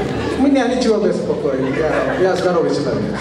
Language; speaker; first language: Russian; non-native, learner; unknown